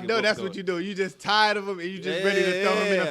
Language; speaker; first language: English; native; English